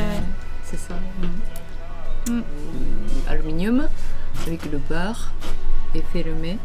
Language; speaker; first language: French; non-native, fluent; Japanese